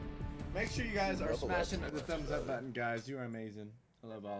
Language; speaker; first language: English; native; English